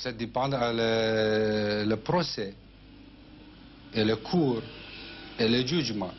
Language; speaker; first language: French; non-native, fluent; Arabic